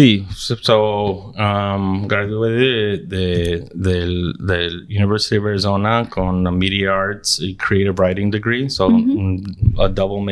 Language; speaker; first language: Spanish; early bilingual, heritage; English